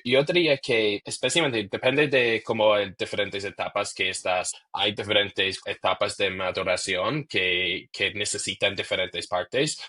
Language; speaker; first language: Spanish; non-native, fluent; English